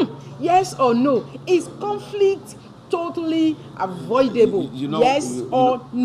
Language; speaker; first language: English; non-native, local second language; Yoruba